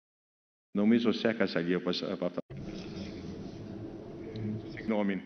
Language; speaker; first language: Greek; early bilingual, heritage; Greek